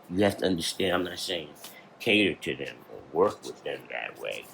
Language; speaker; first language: English; native; English